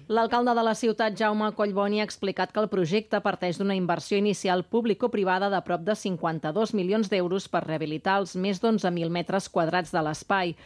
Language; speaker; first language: Catalan; native; Catalan